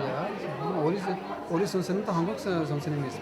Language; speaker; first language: Korean; non-native, learner; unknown